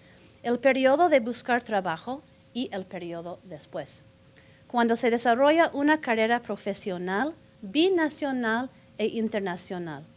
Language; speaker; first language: Spanish; non-native, fluent; English